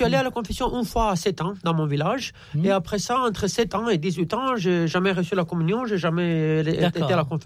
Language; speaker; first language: French; non-native, fluent; Romanian